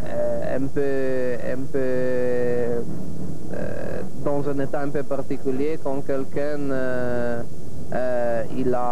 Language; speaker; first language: French; non-native, fluent; Italian